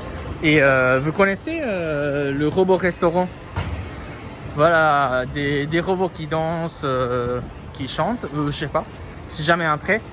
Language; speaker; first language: French; non-native, fluent; Japanese